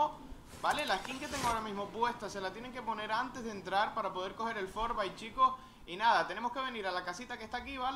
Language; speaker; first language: Spanish; native; Spanish